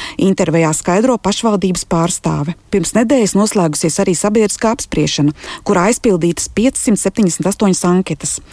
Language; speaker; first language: Latvian; native; Latvian